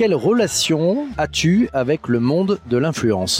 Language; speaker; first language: French; native; French